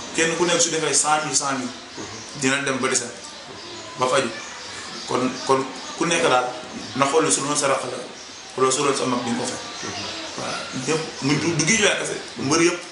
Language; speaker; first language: Wolof; native; Wolof